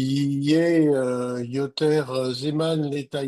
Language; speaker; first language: Hebrew; non-native, learner; French